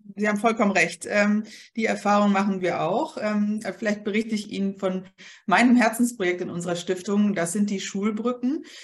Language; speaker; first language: German; early bilingual, other home language; Polish